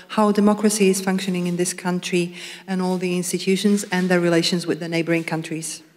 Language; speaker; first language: English; non-native, fluent; Slovak